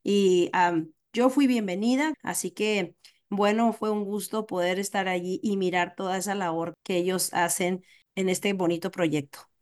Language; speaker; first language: Spanish; native; Spanish